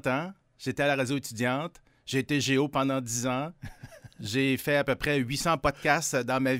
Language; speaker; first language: French; native; French